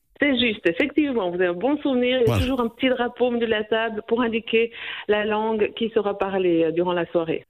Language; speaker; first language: French; native; French